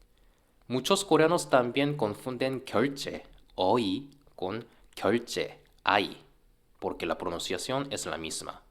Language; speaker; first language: Spanish; non-native, fluent; Korean